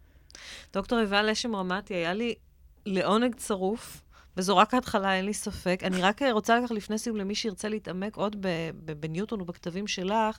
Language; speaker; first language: Hebrew; native; Hebrew